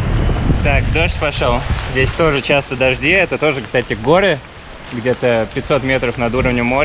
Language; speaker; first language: Russian; native; Russian